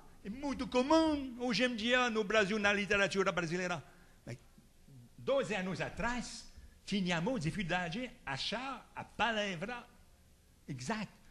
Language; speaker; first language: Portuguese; non-native, fluent; French